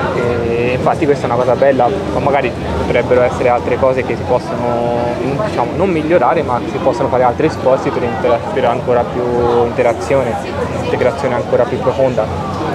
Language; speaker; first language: Italian; non-native, fluent; Punjabi